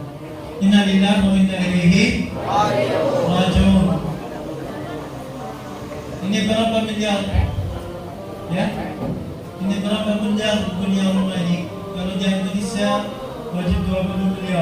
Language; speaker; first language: Indonesian; non-native, learner; Arabic